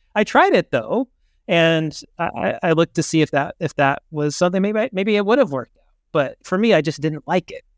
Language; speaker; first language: English; native; English